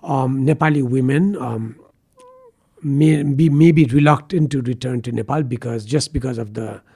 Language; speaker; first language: English; non-native, local second language; Nepali